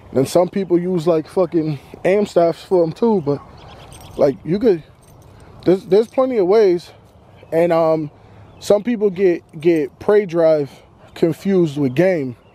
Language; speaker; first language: English; native; English